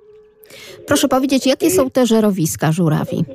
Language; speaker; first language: Polish; native; Polish